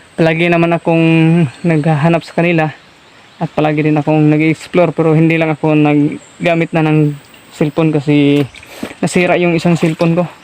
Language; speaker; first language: Filipino; native; Filipino